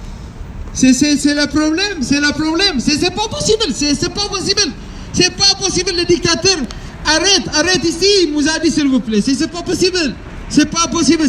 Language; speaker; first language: French; non-native, learner; Tigrinya